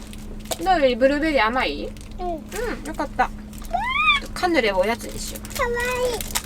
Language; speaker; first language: Japanese; native; Japanese